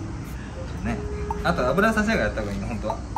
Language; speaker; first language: Japanese; native; Japanese